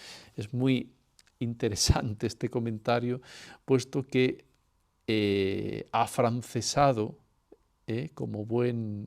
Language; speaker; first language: Spanish; native; Spanish